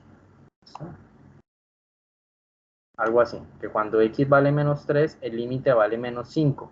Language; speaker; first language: Spanish; native; Spanish